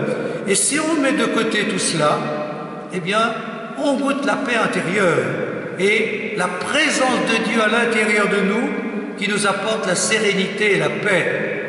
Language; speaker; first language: French; native; French